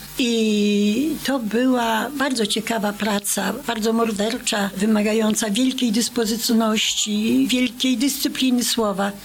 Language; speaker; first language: Polish; native; Polish